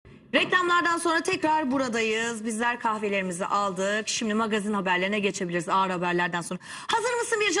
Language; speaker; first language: Turkish; native; Turkish